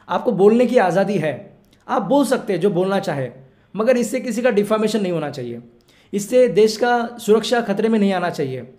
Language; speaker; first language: Hindi; non-native, local second language; Marathi